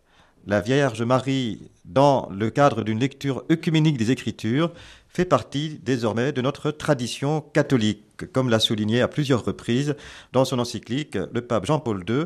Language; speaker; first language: French; native; French